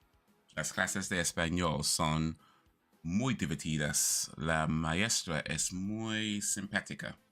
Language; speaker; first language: Spanish; non-native, learner; English